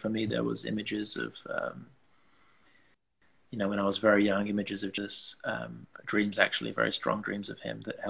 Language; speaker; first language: English; native; English